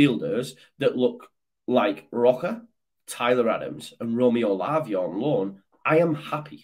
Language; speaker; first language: English; native; English